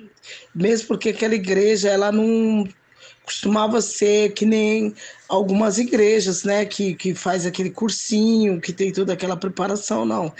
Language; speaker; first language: Portuguese; native; Portuguese